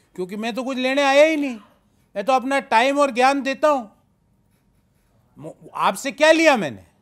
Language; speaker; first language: Hindi; native; Hindi